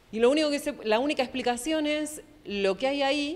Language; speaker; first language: Spanish; native; Spanish